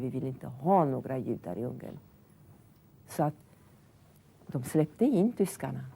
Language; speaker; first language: Swedish; non-native, fluent; Hungarian